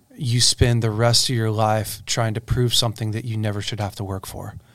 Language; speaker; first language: English; native; English